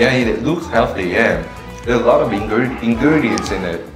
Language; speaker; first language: English; non-native, fluent; Korean